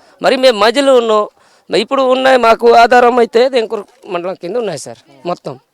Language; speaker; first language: Telugu; non-native, local second language; Koya